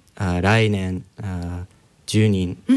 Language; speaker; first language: Japanese; non-native, learner; English